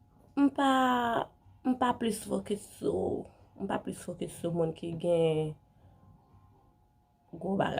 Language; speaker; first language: French; non-native, learner; Haitian Creole